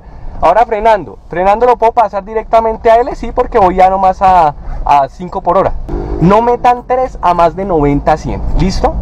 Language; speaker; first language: Spanish; native; Spanish